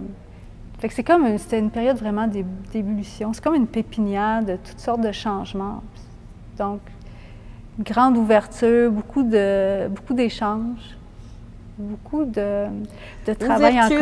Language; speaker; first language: French; native; French